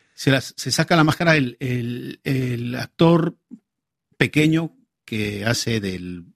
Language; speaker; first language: Spanish; native; Spanish